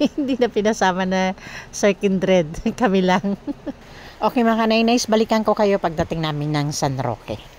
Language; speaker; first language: Filipino; non-native, local second language; Waray